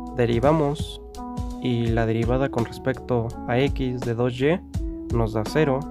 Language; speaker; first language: Spanish; native; Spanish